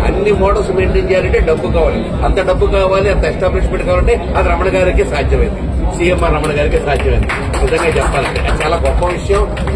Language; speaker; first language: Telugu; native; Telugu